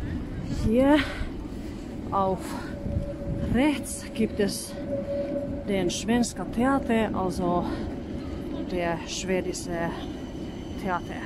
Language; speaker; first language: German; non-native, fluent; Finnish